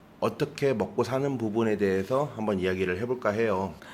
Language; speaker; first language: Korean; native; Korean